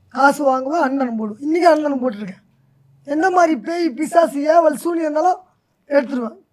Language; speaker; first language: Tamil; native; Tamil